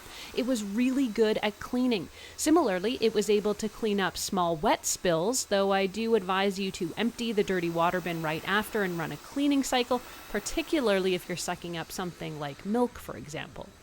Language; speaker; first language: English; native; English